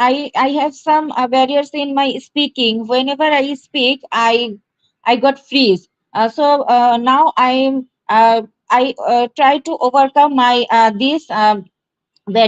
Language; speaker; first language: English; non-native, learner; Bangla